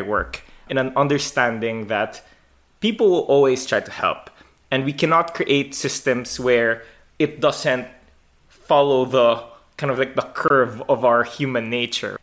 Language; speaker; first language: English; non-native, local second language; Hiligaynon